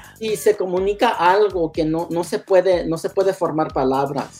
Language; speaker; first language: Spanish; non-native, learner; English